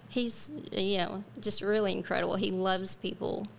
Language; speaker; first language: English; native; English